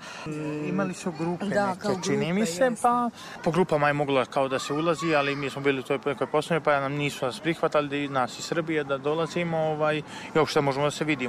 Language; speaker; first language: Serbian; native; Serbian